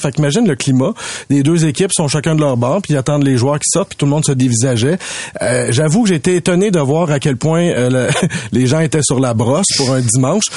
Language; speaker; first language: French; native; French